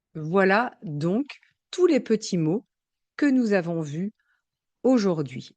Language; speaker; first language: French; native; French